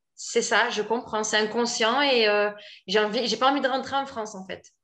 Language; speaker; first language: French; native; French